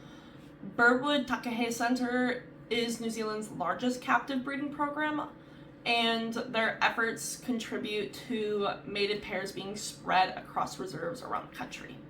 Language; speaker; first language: English; native; English